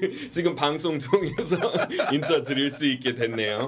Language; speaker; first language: Korean; non-native, fluent; English